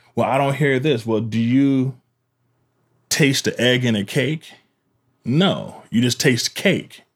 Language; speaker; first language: English; native; English